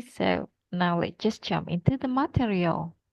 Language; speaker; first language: English; non-native, fluent; Indonesian